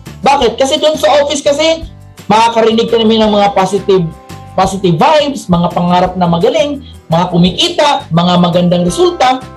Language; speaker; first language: Filipino; non-native, local second language; Cebuano